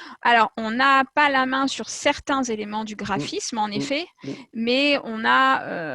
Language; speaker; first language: French; native; French